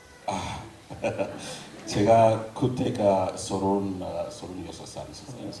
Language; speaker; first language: Korean; non-native, learner; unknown